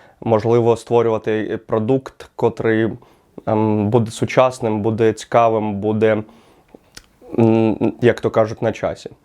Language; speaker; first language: Ukrainian; native; Ukrainian